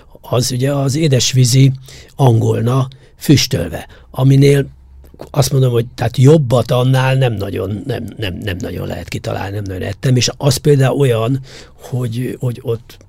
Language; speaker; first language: Hungarian; native; Hungarian